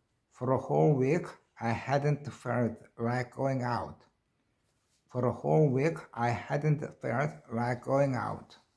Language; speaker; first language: English; non-native, learner; Korean